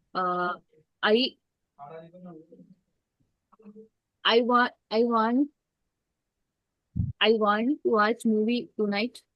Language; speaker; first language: English; non-native, learner; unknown